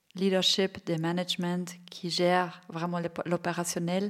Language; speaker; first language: French; non-native, fluent; German